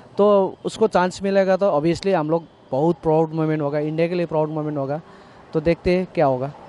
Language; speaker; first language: Hindi; non-native, local second language; Nepali